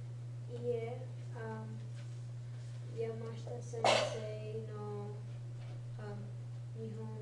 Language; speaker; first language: Japanese; non-native, learner; English